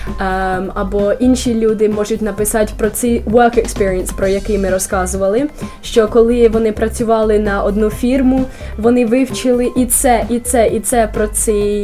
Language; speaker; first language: Ukrainian; early bilingual, heritage; Ukrainian